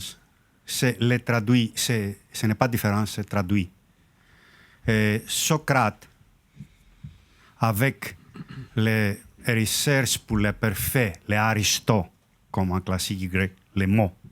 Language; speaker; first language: French; non-native, learner; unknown